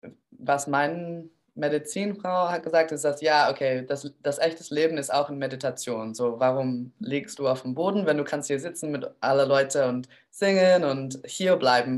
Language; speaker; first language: German; non-native, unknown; English